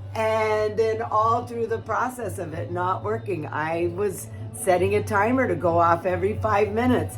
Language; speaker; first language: English; native; English